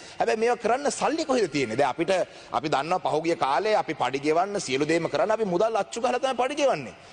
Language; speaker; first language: Sinhala; non-native, local second language; Tamil